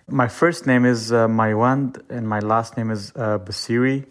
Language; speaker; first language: English; non-native, fluent; Persian